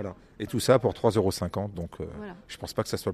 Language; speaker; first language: French; native; French